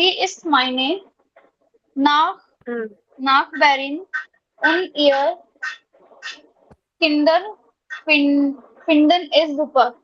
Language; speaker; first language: German; non-native, learner; Hindi